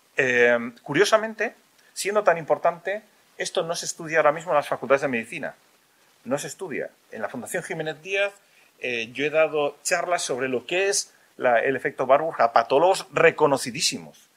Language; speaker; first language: Spanish; native; Spanish